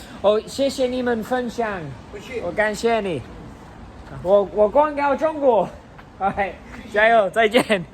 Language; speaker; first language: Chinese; non-native, learner; English